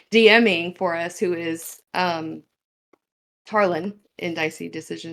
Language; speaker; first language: English; native; English